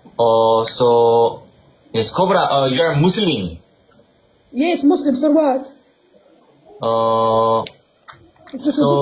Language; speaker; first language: English; non-native, learner; Arabic